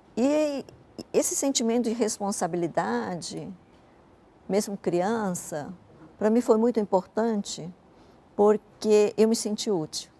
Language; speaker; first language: Portuguese; early bilingual, other home language; Japanese